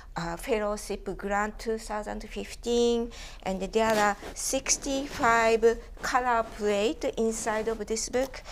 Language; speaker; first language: English; non-native, fluent; Japanese